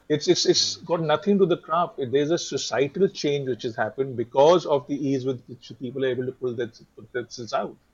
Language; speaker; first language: English; non-native, local second language; Hindi